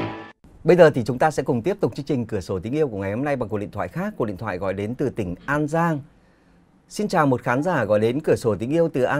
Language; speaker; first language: Vietnamese; native; Vietnamese